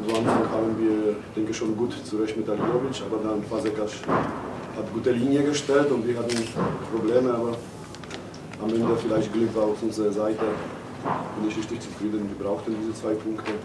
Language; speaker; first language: German; non-native, fluent; Polish